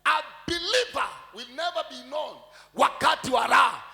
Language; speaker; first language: English; non-native, local second language; Swahili